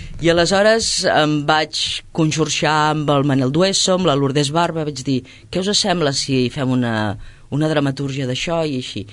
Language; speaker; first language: Catalan; native; Catalan